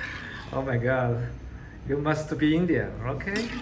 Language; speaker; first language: English; non-native, learner; Chinese